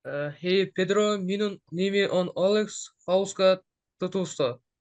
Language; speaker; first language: Finnish; non-native, learner; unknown